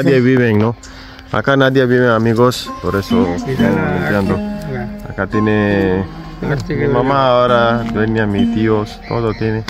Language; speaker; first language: Spanish; non-native, learner; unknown